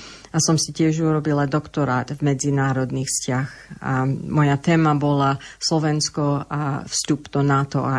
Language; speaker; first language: Slovak; early bilingual, heritage; English